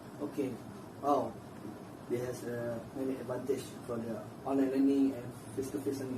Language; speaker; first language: English; non-native, local second language; Malay